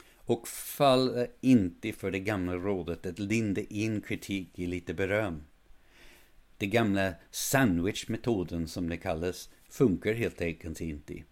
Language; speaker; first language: Swedish; non-native, fluent; English